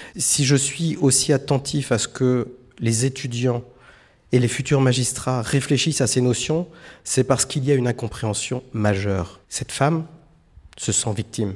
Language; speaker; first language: French; native; French